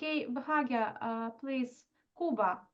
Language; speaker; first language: English; non-native, fluent; Russian